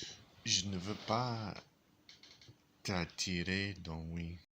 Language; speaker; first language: French; non-native, learner; English